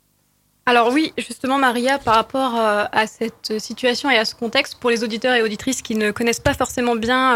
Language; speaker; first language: French; native; French